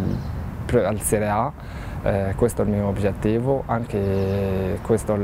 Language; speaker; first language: Italian; non-native, learner; Arabic